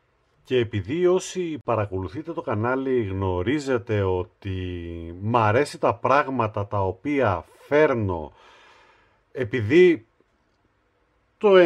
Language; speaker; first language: Greek; native; Greek